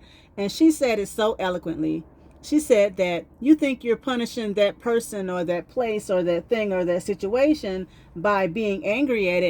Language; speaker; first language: English; native; English